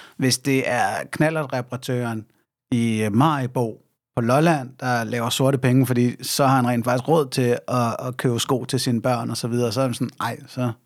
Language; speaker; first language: Danish; native; Danish